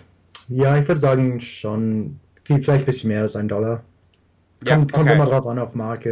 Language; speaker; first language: German; early bilingual, heritage; English